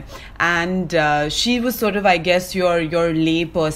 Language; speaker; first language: English; non-native, local second language; Malayalam